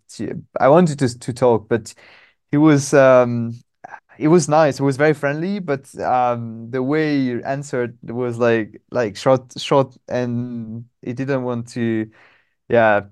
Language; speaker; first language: English; non-native, fluent; French